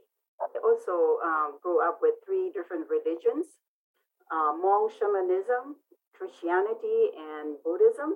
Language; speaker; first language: English; non-native, fluent; Lao